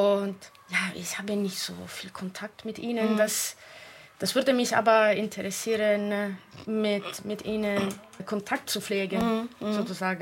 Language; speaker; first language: German; non-native, fluent; Italian